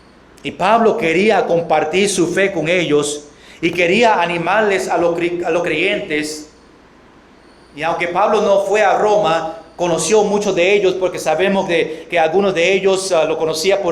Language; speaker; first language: Spanish; non-native, fluent; English